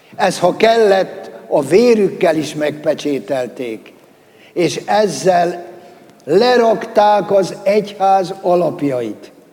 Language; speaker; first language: Hungarian; native; Hungarian